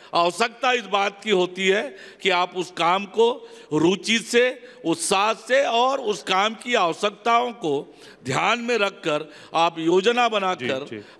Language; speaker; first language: Hindi; native; Hindi